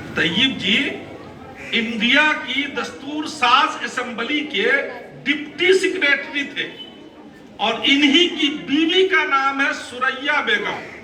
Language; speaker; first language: Urdu; native; Urdu